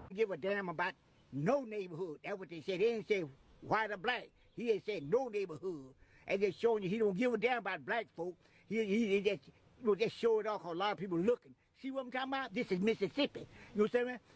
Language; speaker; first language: English; native; English